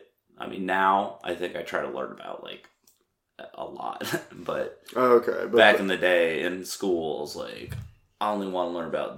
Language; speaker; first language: English; native; English